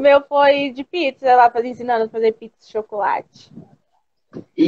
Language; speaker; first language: Portuguese; native; Portuguese